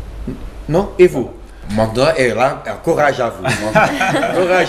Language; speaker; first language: French; non-native, learner; Portuguese